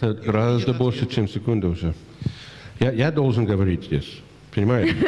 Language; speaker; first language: Russian; non-native, fluent; English